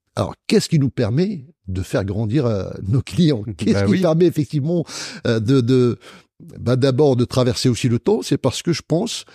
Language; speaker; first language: French; non-native, local second language; Arabic